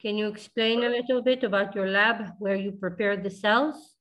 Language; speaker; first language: English; non-native, fluent; Hebrew